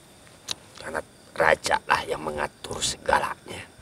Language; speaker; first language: Indonesian; native; Indonesian